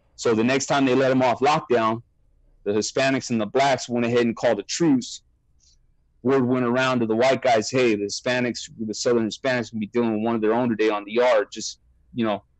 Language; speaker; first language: English; native; English